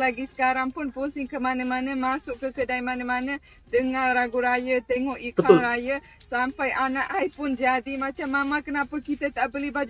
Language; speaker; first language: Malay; non-native, fluent; Bosnian